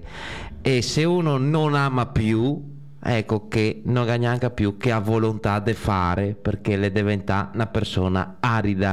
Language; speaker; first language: Italian; native; Italian